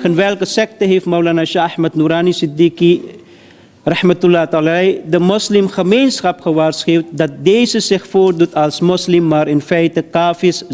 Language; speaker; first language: Dutch; early bilingual, other home language; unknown